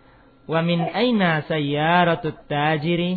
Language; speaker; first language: Arabic; non-native, fluent; Indonesian